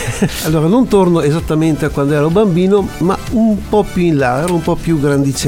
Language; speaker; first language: Italian; native; Italian